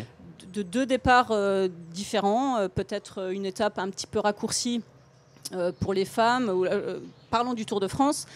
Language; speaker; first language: French; native; French